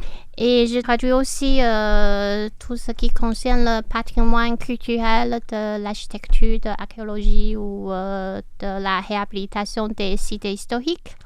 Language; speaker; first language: French; non-native, fluent; Chinese